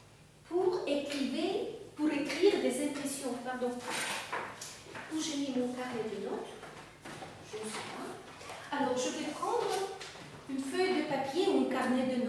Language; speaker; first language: French; non-native, fluent; Russian